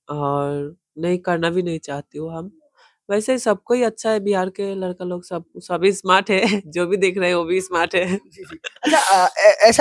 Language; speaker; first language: Hindi; non-native, local second language; Bangla